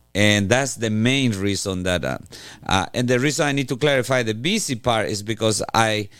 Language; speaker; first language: English; non-native, fluent; Spanish